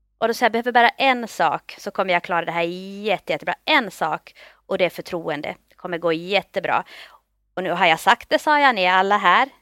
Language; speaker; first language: Swedish; native; Swedish